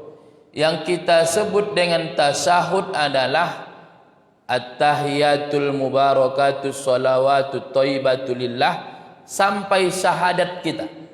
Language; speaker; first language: Indonesian; native; Indonesian